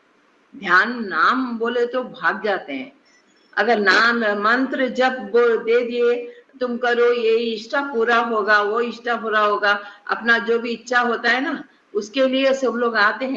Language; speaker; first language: Hindi; non-native, local second language; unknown